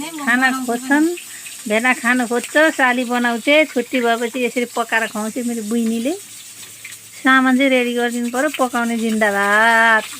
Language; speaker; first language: Nepali; non-native, local second language; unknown